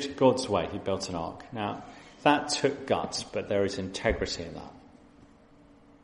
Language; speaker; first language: English; native; English